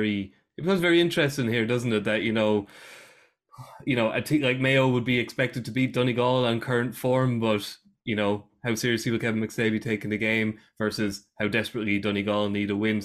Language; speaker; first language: English; native; English